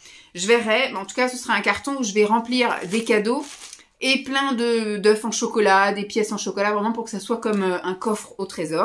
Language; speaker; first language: French; native; French